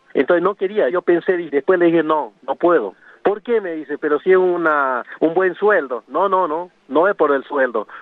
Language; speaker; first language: Spanish; non-native, local second language; Guarani